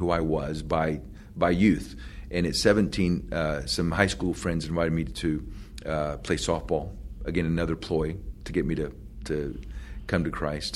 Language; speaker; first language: English; early bilingual, other home language; Spanish